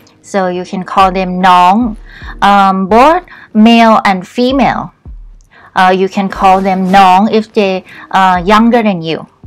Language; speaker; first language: English; non-native, fluent; Thai